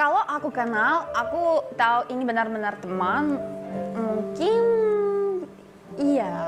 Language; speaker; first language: Indonesian; non-native, learner; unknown